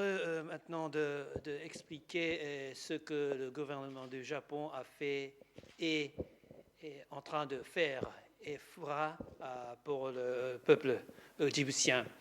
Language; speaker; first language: French; non-native, learner; Japanese